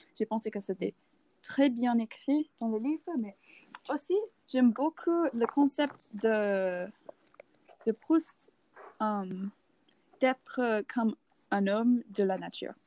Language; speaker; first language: French; non-native, learner; English